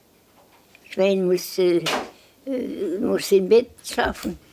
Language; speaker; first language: German; non-native, learner; Estonian